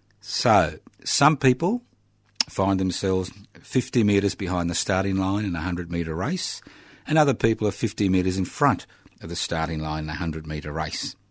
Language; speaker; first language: English; early bilingual, other home language; Italian